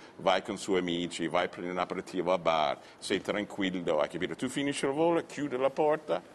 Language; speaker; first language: Italian; non-native, learner; English